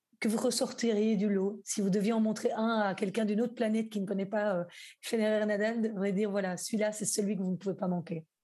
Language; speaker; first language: French; native; French